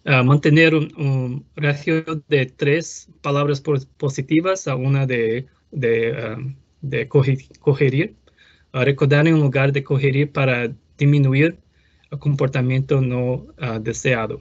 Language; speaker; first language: Spanish; non-native, fluent; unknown